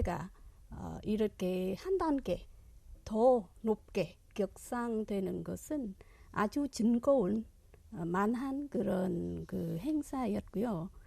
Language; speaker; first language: Korean; non-native, fluent; Vietnamese